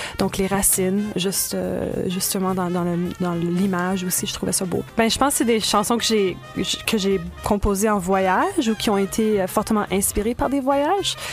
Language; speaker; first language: French; native; French